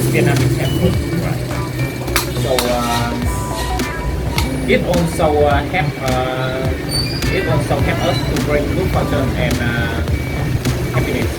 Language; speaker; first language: English; non-native, fluent; Vietnamese